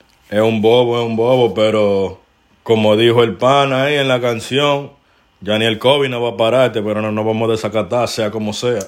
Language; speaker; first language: Spanish; early bilingual, heritage; Spanish